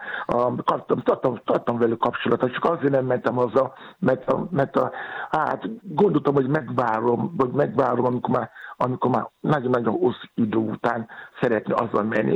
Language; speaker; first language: Hungarian; non-native, fluent; Yoruba